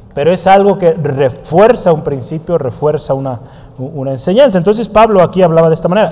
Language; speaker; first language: Spanish; native; Spanish